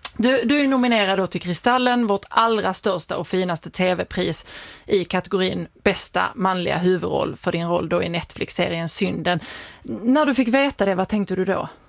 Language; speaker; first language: Swedish; native; Swedish